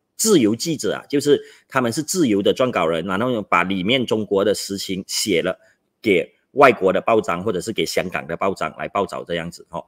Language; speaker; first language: Chinese; native; Chinese